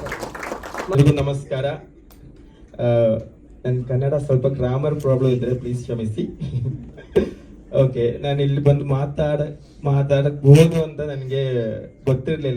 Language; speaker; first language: Kannada; non-native, fluent; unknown